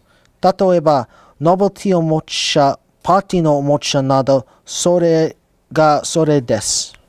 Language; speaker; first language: Japanese; non-native, learner; English